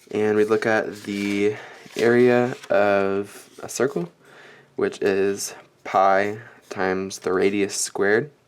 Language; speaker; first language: English; native; English